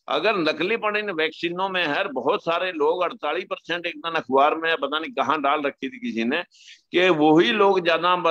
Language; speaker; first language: Hindi; native; Hindi